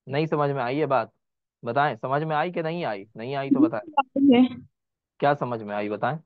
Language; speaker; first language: Hindi; native; Hindi